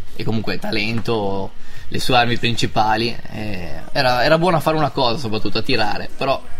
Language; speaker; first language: Italian; native; Italian